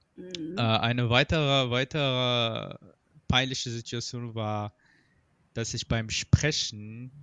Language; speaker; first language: German; non-native, fluent; Arabic